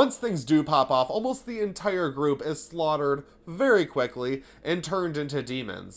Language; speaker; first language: English; native; English